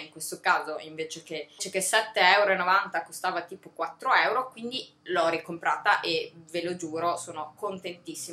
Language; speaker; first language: Italian; native; Italian